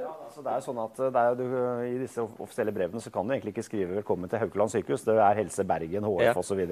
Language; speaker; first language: Norwegian; native; Norwegian